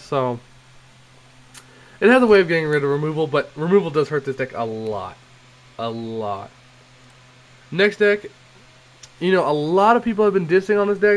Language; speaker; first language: English; native; English